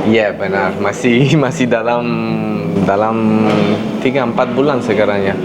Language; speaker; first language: Indonesian; non-native, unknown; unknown